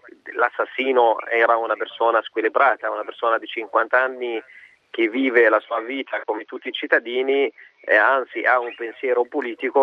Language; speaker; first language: Italian; non-native, fluent; Arabic